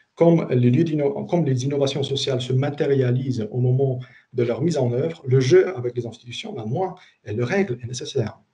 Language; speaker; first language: French; non-native, fluent; Polish